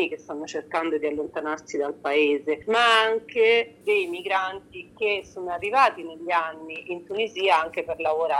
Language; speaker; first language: Italian; native; Italian